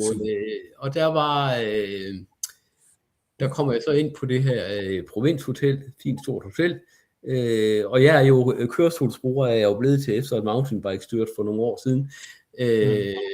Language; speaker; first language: Danish; native; Danish